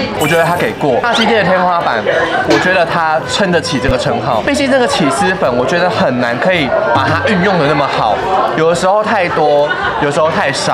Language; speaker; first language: Chinese; native; Chinese